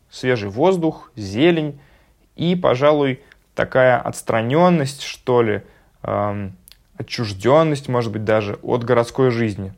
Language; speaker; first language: Russian; native; Russian